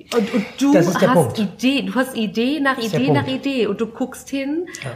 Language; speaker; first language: German; native; German